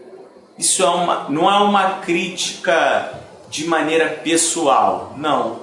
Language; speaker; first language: Portuguese; native; Portuguese